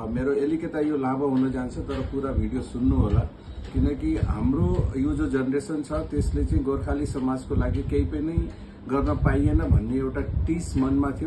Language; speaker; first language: Nepali; native; Nepali